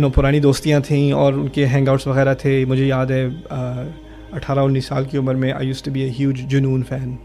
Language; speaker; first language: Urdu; early bilingual, heritage; Urdu